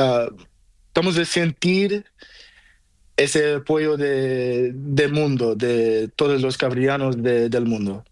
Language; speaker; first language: Spanish; non-native, learner; Portuguese